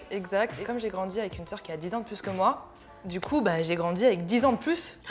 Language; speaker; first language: French; native; French